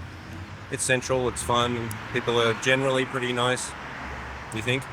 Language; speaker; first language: English; native; English